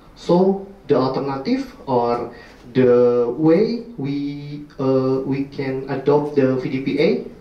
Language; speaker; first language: English; non-native, learner; Indonesian